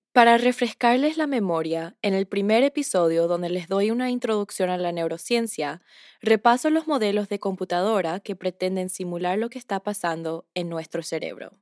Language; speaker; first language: Spanish; early bilingual, heritage; Spanish